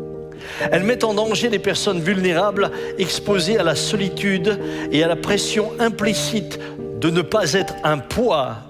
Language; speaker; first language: French; native; French